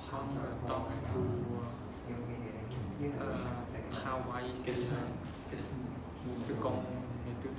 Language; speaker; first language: French; non-native, learner; Khmer